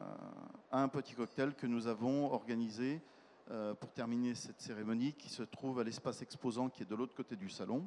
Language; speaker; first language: French; native; French